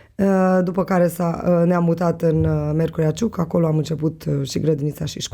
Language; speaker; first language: Romanian; non-native, local second language; Hungarian